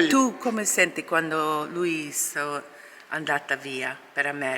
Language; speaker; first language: Italian; non-native, learner; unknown